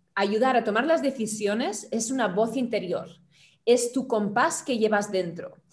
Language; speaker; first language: Spanish; non-native, fluent; German